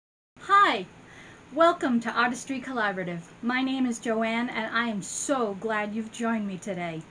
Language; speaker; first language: English; native; English